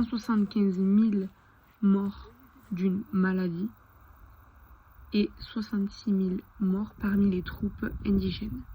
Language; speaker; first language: French; native; French